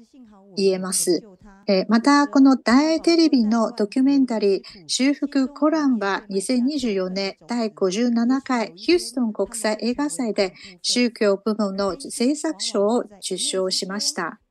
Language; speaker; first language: Japanese; non-native, fluent; Chinese